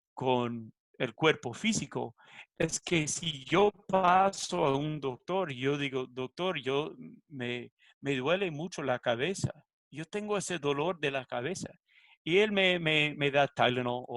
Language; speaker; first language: Spanish; non-native, fluent; English